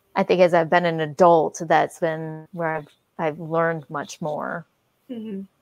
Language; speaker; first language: English; native; English